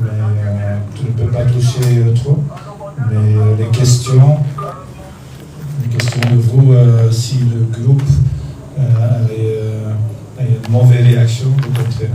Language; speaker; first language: French; non-native, learner; Dutch